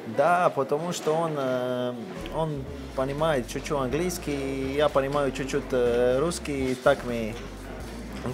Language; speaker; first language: Russian; non-native, learner; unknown